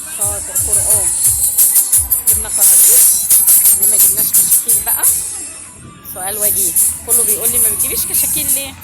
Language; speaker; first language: Arabic; native; Arabic